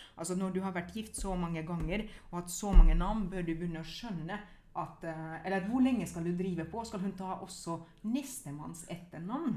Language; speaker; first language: Norwegian; non-native, fluent; Finnish